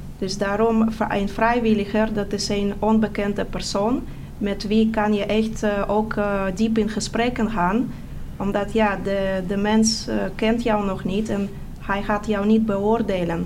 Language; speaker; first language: Dutch; non-native, fluent; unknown